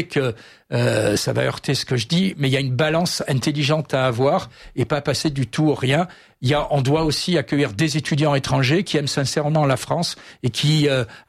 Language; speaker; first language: French; native; French